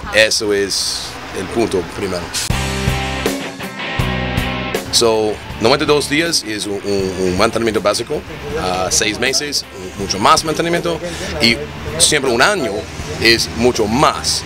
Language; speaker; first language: Spanish; non-native, learner; English